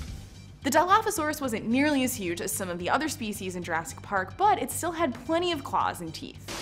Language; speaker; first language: English; native; English